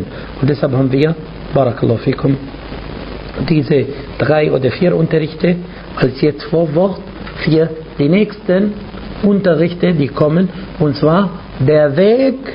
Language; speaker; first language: German; non-native, fluent; Arabic